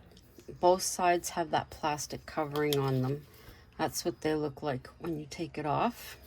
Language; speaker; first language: English; native; English